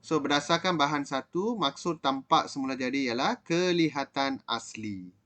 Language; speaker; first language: Malay; non-native, local second language; Tamil